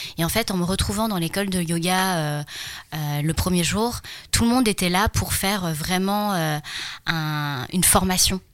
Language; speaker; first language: French; early bilingual, other home language; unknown